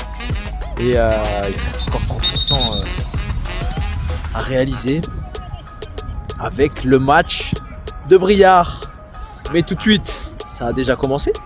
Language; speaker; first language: French; native; French